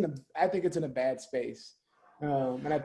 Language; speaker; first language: English; native; English